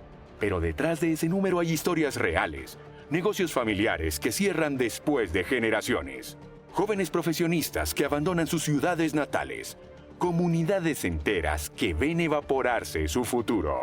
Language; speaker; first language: Spanish; native; Spanish